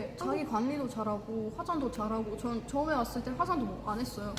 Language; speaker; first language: Korean; non-native, fluent; Ukrainian